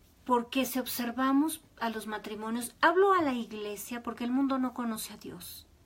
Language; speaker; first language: Spanish; native; Spanish